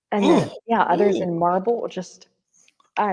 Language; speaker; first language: English; native; English